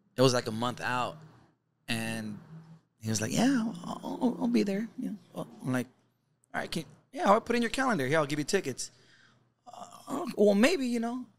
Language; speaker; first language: English; native; English